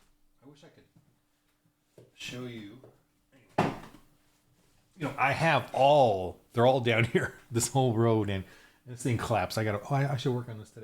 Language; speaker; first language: English; native; English